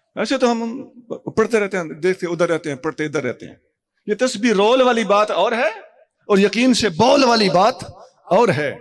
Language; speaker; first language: Urdu; non-native, local second language; Punjabi